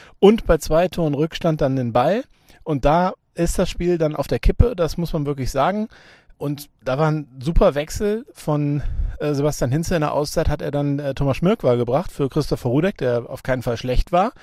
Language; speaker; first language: German; native; German